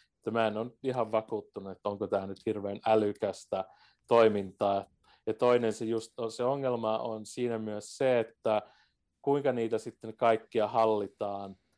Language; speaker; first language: Finnish; early bilingual, heritage; Finnish